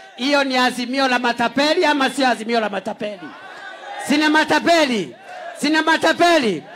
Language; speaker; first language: Swahili; non-native, local second language; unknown